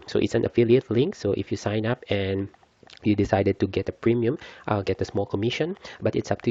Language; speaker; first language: English; non-native, fluent; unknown